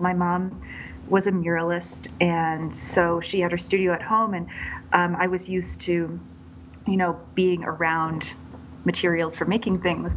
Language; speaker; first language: English; native; English